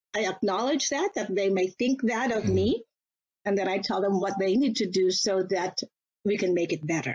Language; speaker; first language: English; non-native, local second language; Filipino